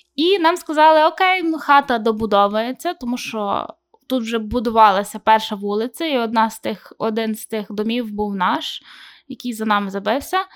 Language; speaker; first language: Ukrainian; native; Ukrainian